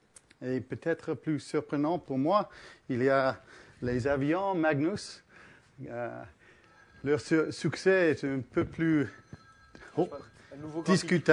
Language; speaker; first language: French; early bilingual, heritage; English